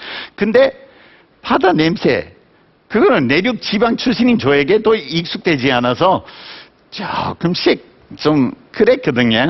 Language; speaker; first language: Korean; non-native, fluent; English